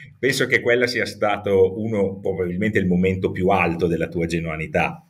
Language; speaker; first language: Italian; native; Italian